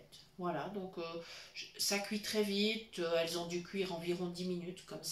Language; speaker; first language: French; native; French